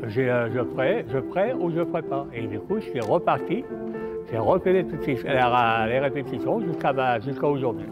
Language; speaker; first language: French; native; French